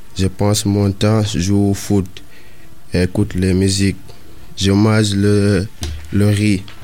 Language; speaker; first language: French; non-native, learner; Arabic